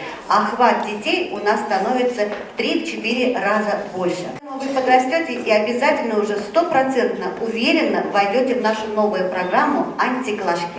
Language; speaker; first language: Russian; native; Russian